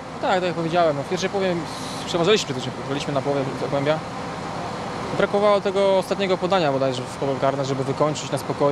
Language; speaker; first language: Polish; native; Polish